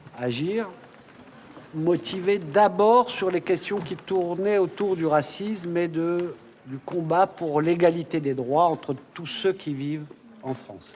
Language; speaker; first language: French; early bilingual, other home language; Arabic